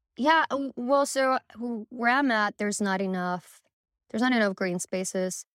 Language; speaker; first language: English; early bilingual, other home language; Spanish